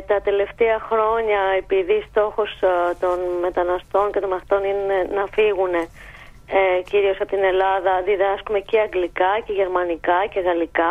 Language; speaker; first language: Greek; native; Greek